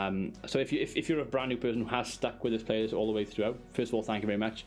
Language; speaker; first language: English; native; English